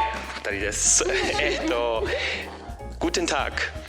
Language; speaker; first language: Japanese; non-native, fluent; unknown